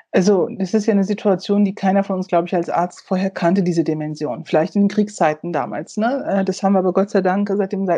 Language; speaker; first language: German; early bilingual, other home language; Turkish